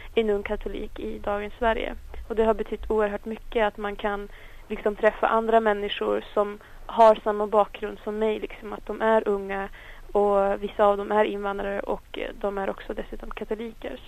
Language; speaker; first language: Swedish; early bilingual, other home language; Tigrinya